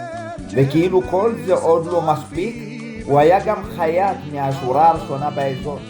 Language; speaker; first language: Hebrew; early bilingual, other home language; Amharic